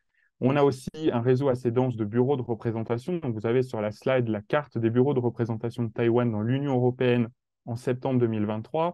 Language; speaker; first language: French; native; French